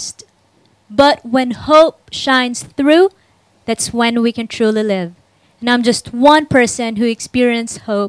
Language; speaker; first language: English; non-native, local second language; Hiligaynon